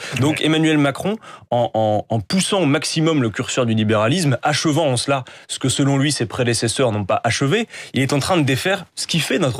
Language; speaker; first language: French; native; French